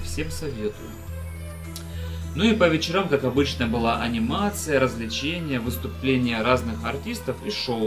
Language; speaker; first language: Russian; native; Russian